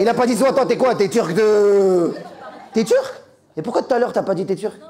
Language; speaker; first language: French; native; French